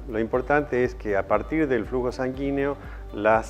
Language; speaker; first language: Spanish; native; Spanish